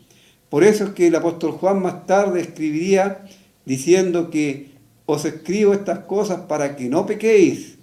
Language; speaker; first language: Spanish; native; Spanish